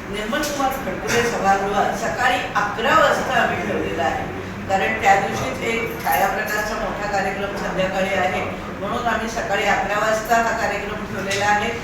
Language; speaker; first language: Marathi; native; Marathi